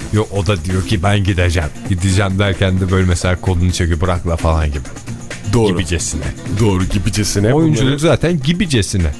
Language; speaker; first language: Turkish; native; Turkish